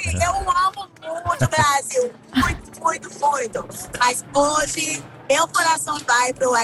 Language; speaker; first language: Portuguese; non-native, learner; Haitian Creole